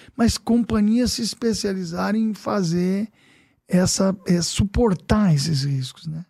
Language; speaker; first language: Portuguese; native; Portuguese